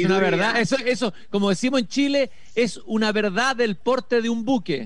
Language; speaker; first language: Spanish; native; Spanish